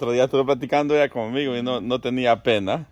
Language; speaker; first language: Spanish; native; Spanish